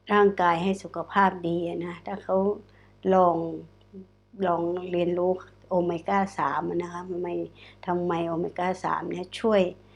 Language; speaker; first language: Thai; non-native, local second language; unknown